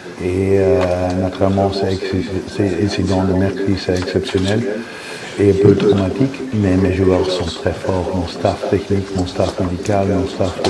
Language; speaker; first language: French; non-native, fluent; Dutch